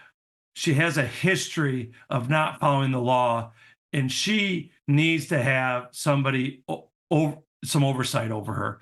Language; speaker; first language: English; native; English